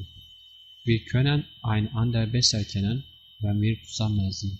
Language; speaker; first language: German; non-native, learner; Turkish